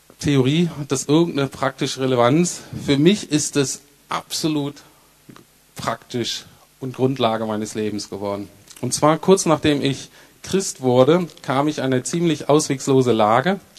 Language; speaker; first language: German; native; German